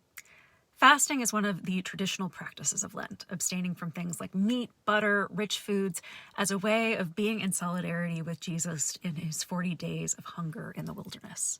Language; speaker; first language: English; native; English